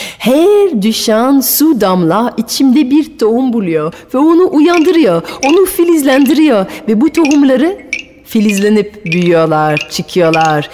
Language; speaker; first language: Turkish; non-native, fluent; French